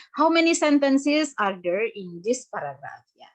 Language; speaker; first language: English; non-native, fluent; Indonesian